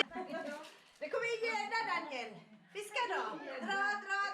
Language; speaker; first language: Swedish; non-native, learner; Cebuano